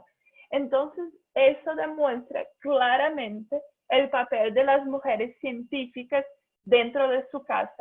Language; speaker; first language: Spanish; non-native, fluent; Portuguese